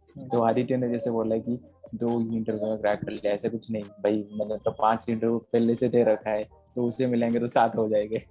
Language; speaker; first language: Hindi; non-native, local second language; Odia